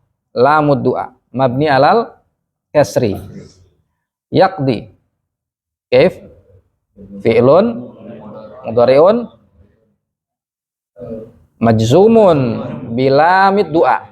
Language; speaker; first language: Arabic; non-native, fluent; Indonesian